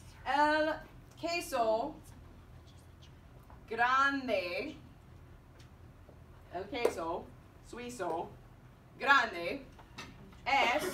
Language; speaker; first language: Spanish; non-native, fluent; English